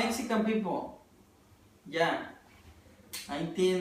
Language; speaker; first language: English; non-native, learner; Spanish